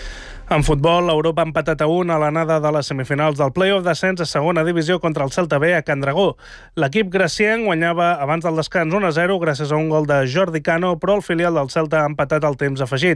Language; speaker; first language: Catalan; native; Catalan